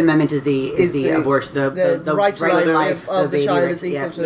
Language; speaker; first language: English; native; English